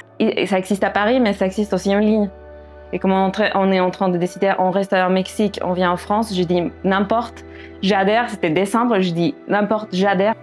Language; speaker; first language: French; non-native, fluent; Spanish